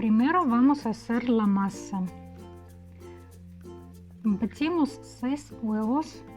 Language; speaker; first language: Spanish; non-native, fluent; Russian